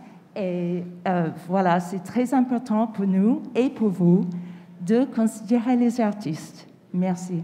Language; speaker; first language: French; non-native, fluent; English